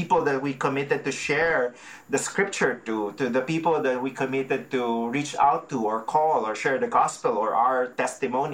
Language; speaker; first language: English; non-native, local second language; Filipino